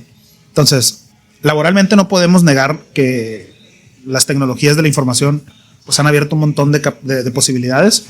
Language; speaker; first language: Spanish; native; Spanish